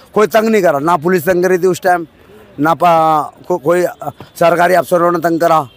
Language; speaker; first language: Hindi; non-native, local second language; Tamil